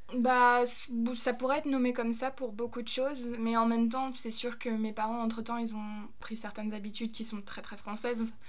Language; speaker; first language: French; early bilingual, other home language; German